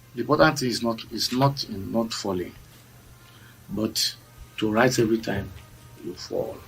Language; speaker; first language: English; non-native, local second language; Yoruba